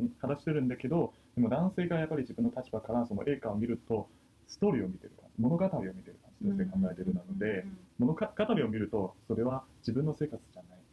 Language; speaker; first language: Japanese; non-native, fluent; Chinese